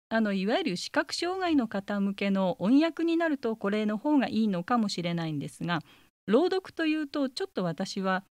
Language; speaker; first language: Japanese; native; Japanese